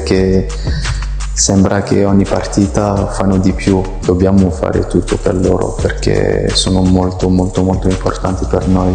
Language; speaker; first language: Italian; non-native, fluent; French